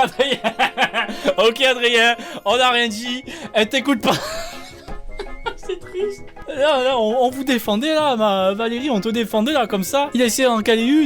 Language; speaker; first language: French; native; French